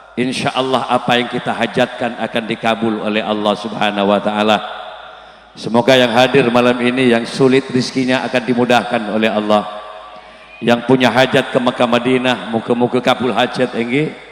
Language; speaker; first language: Indonesian; non-native, local second language; Madurese